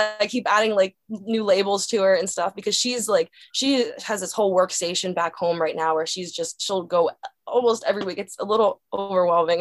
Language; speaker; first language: English; native; English